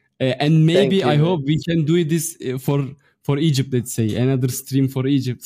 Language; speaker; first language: English; non-native, fluent; Turkish